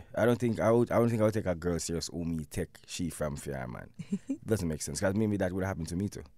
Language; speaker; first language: English; non-native, local second language; Jamaican Creole English